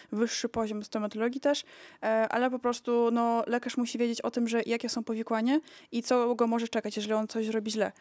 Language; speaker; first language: Polish; early bilingual, heritage; Polish